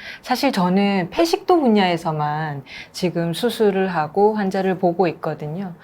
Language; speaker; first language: Korean; native; Korean